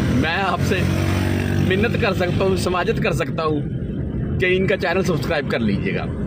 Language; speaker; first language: Urdu; non-native, local second language; Punjabi